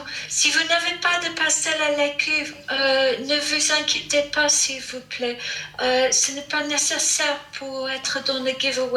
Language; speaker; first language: French; non-native, fluent; English